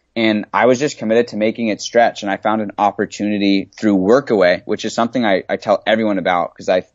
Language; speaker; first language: English; native; English